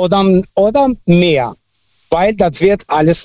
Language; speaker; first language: German; non-native, fluent; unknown